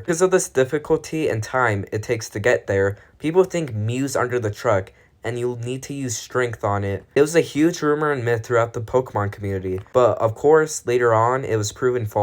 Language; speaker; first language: English; native; English